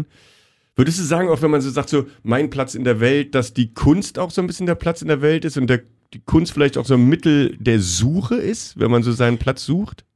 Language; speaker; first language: German; native; German